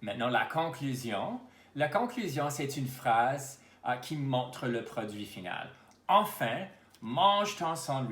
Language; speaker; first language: French; non-native, local second language; English